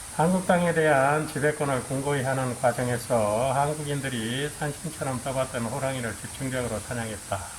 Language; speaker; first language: Korean; native; Korean